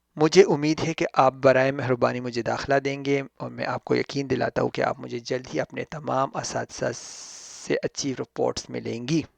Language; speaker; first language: Urdu; non-native, local second language; Pashto